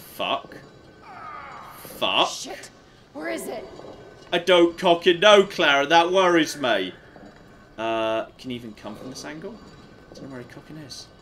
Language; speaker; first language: English; native; English